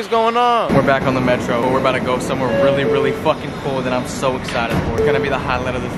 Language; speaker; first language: English; native; English